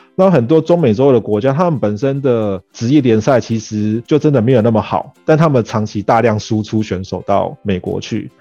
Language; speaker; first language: Chinese; early bilingual, heritage; Chinese